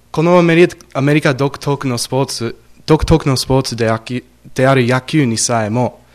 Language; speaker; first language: Japanese; non-native, fluent; English